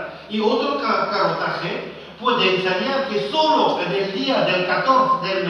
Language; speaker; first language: Spanish; non-native, fluent; French